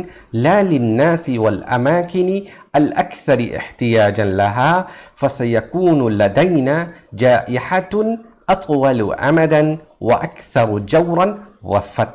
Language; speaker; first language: Arabic; non-native, fluent; Urdu